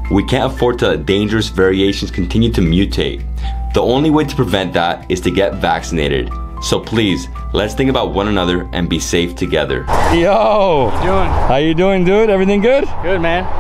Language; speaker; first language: English; native; English